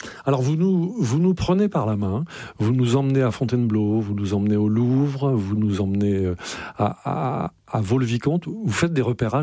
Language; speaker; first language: French; native; French